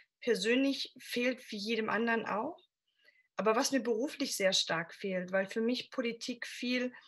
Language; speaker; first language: German; native; German